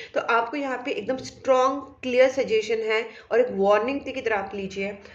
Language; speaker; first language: Hindi; non-native, local second language; Marathi